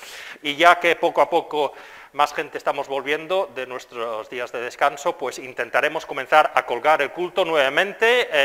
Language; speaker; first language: Spanish; non-native, fluent; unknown